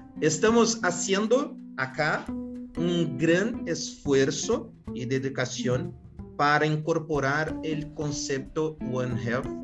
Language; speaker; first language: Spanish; non-native, learner; Portuguese